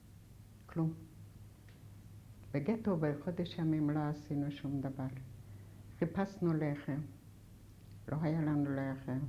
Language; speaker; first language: Hebrew; non-native, fluent; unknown